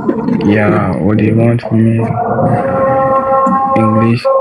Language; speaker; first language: English; early bilingual, heritage; English